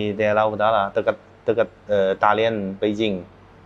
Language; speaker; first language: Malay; non-native, fluent; Chinese